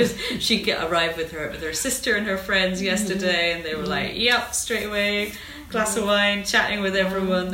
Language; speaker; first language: English; native; English